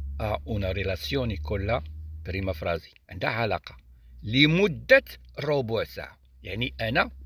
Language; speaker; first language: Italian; non-native, learner; Arabic